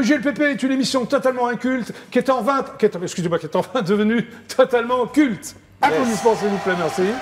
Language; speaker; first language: French; native; French